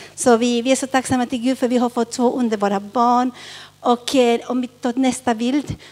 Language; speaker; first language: Swedish; early bilingual, other home language; Spanish